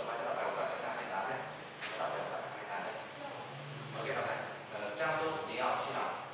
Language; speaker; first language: Chinese; non-native, fluent; Vietnamese